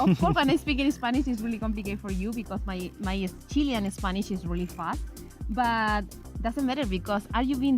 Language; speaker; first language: English; non-native, learner; Spanish